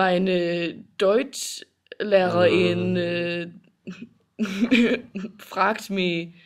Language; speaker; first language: German; non-native, learner; Danish